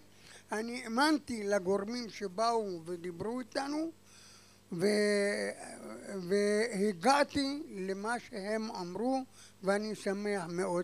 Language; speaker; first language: Hebrew; non-native, fluent; Arabic